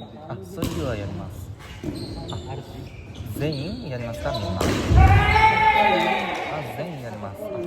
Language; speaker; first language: Japanese; non-native, learner; Indonesian